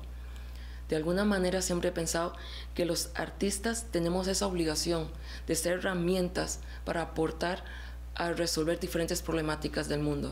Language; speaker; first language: Spanish; early bilingual, other home language; Chinese